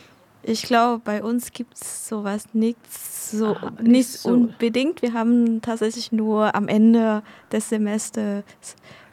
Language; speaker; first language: German; non-native, fluent; Vietnamese